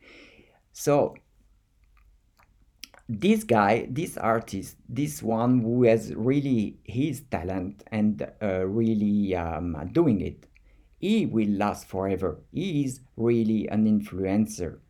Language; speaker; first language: English; non-native, fluent; French